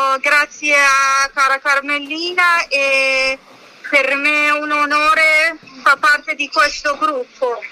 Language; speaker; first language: Italian; non-native, fluent; Persian